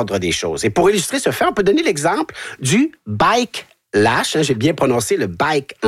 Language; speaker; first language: French; native; French